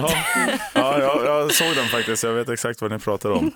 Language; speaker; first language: Swedish; native; Swedish